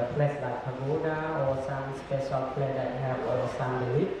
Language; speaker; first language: English; non-native, learner; Khmer